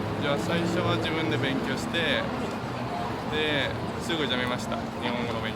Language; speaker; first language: Japanese; non-native, fluent; Spanish